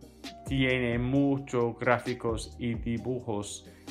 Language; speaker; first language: Spanish; non-native, fluent; English